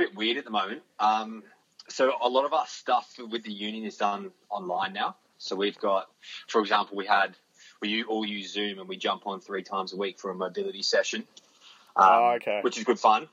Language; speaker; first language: English; native; English